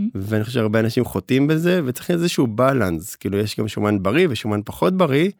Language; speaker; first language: Hebrew; native; Hebrew